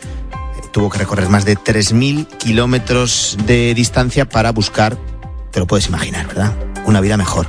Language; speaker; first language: Spanish; native; Spanish